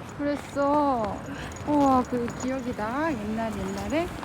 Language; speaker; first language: Korean; native; Korean